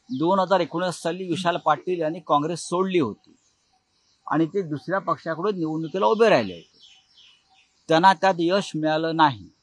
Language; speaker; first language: Marathi; native; Marathi